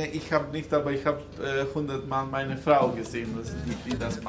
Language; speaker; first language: German; non-native, fluent; Serbian